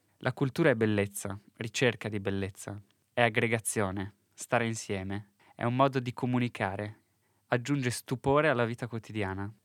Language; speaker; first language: Italian; native; Italian